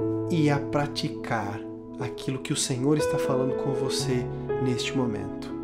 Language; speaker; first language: Portuguese; native; Portuguese